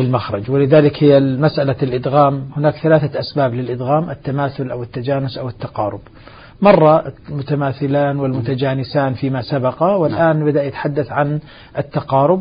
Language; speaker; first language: Arabic; native; Arabic